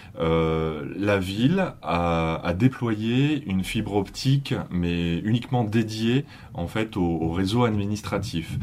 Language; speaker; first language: French; native; French